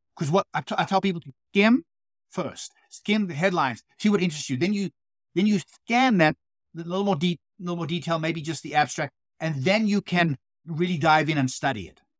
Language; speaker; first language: English; native; English